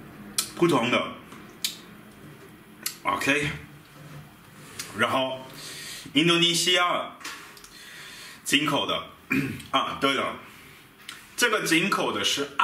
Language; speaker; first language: Chinese; non-native, fluent; German